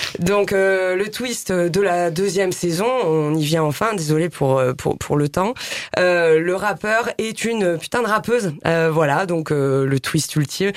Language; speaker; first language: French; native; French